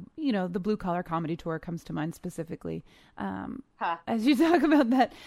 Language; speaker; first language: English; native; English